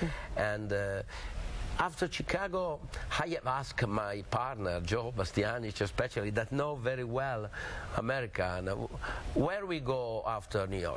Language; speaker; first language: English; non-native, learner; Italian